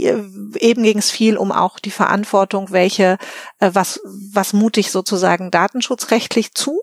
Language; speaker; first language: German; native; German